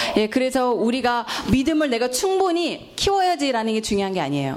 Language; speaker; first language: Korean; native; Korean